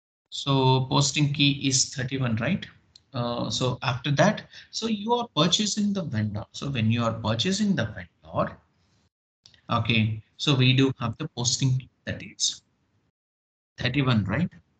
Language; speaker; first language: English; non-native, local second language; Telugu